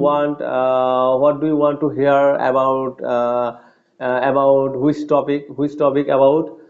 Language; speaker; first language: English; non-native, learner; Bangla